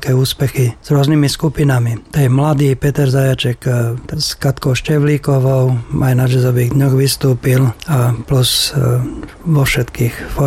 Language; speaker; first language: Slovak; native; Slovak